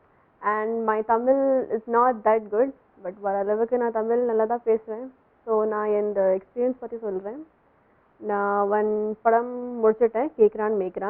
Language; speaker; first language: Tamil; non-native, local second language; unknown